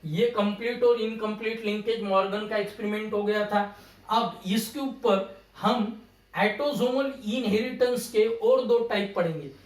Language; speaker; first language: Hindi; non-native, local second language; Marathi